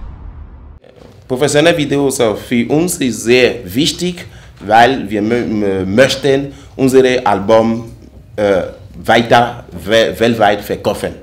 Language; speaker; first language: German; non-native, learner; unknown